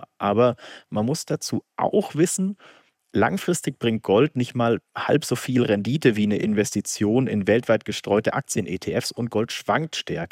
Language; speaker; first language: German; native; German